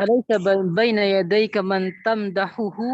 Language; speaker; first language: Arabic; non-native, learner; Indonesian